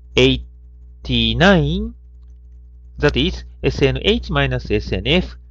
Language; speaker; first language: English; non-native, fluent; Japanese